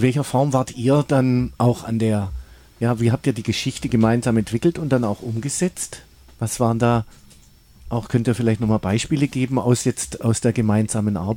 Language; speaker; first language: German; native; German